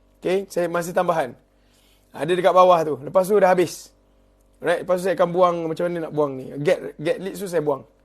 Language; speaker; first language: Malay; native; Malay